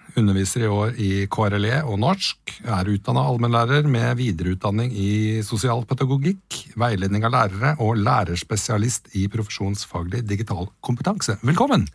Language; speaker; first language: Norwegian; native; Norwegian